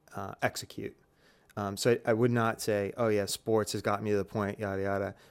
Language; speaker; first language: English; native; English